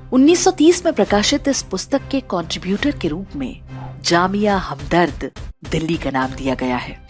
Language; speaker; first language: Hindi; native; Hindi